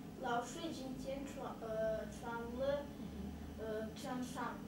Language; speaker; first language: Chinese; non-native, learner; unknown